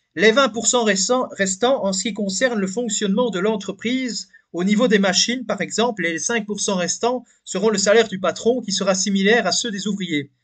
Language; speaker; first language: French; native; French